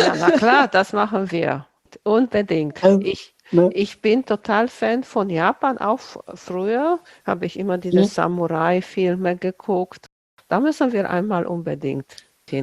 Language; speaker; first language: German; non-native, fluent; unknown